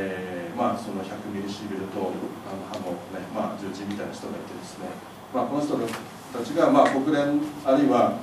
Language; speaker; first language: Japanese; native; Japanese